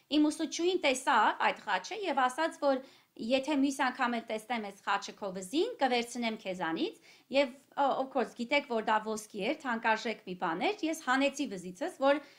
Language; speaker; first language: Armenian; native; Armenian